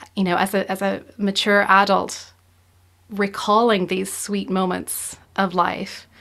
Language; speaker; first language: English; native; English